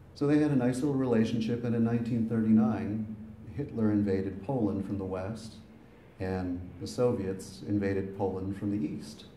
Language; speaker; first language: English; native; English